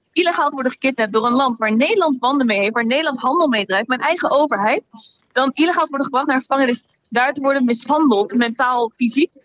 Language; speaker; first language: Dutch; native; Dutch